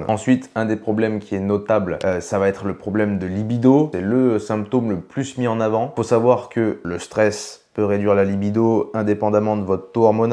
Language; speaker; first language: French; native; French